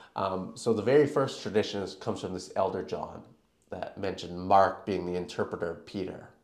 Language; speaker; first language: English; native; English